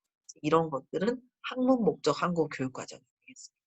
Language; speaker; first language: Korean; native; Korean